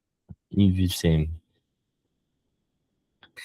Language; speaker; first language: French; non-native, learner; Spanish